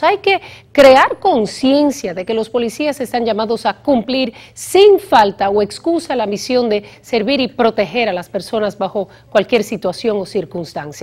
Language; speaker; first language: Spanish; native; Spanish